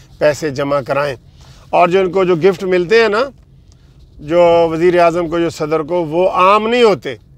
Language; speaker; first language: Urdu; non-native, local second language; Punjabi